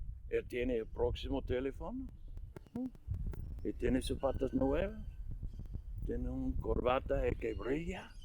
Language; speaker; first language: Spanish; non-native, learner; English